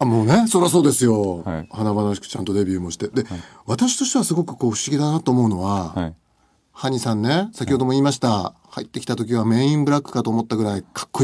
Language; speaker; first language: Japanese; native; Japanese